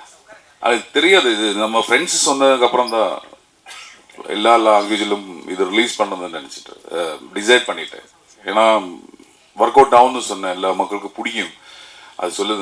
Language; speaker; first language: Tamil; non-native, learner; Malayalam